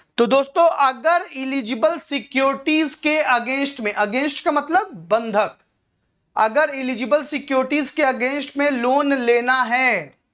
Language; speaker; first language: Hindi; native; Hindi